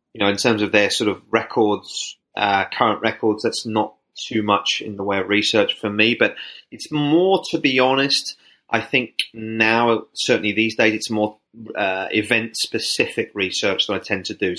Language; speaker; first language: English; native; English